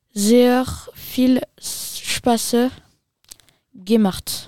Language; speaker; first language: German; non-native, learner; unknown